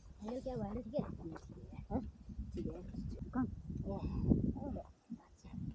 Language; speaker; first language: Hindi; non-native, local second language; Bangla